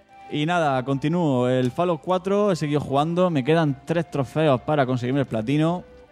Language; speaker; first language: Spanish; native; Spanish